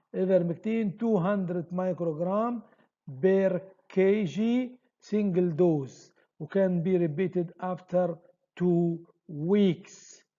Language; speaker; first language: English; non-native, fluent; Arabic